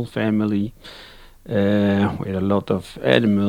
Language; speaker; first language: English; non-native, learner; Dutch